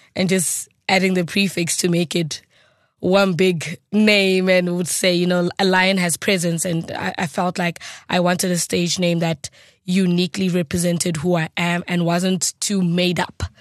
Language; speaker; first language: English; non-native, local second language; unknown